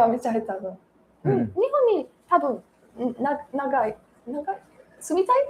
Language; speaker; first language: Japanese; non-native, learner; Slovak